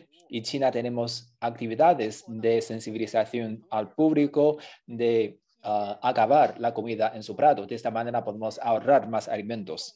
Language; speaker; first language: Spanish; non-native, fluent; Chinese